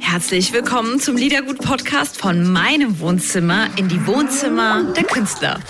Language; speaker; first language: German; native; German